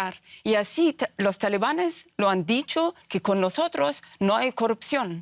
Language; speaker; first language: Spanish; non-native, fluent; Persian